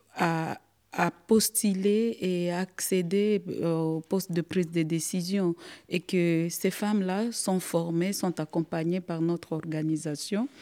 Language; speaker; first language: French; non-native, local second language; Swahili